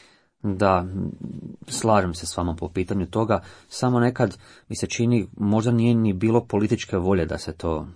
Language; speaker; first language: Croatian; native; Croatian